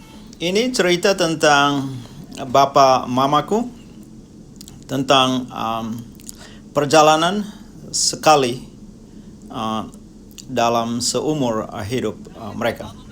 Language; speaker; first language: Indonesian; non-native, local second language; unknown